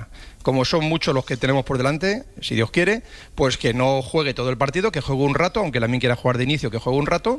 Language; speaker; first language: Spanish; native; Spanish